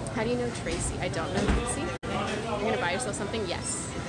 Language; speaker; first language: English; non-native, fluent; Dutch